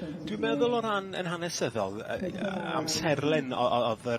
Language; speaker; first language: Welsh; native; Welsh